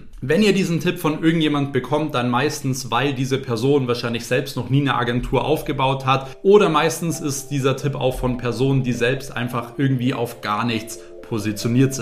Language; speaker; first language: German; native; German